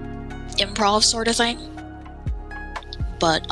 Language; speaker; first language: English; native; English